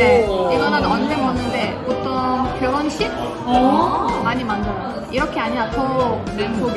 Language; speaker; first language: Korean; non-native, learner; Arabic